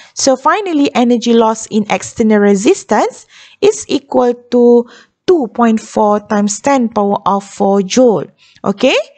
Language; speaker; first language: English; non-native, local second language; Malay